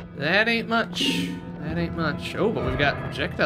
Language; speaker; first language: English; native; English